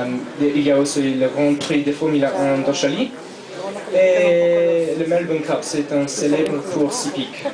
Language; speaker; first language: French; non-native, fluent; English